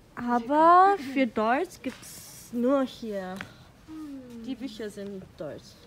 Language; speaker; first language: German; non-native, learner; Korean